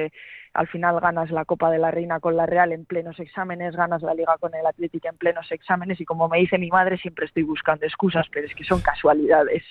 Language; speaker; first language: Spanish; native; Spanish